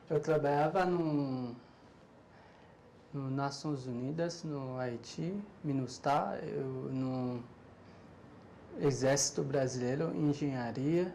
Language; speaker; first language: Portuguese; non-native, learner; Haitian Creole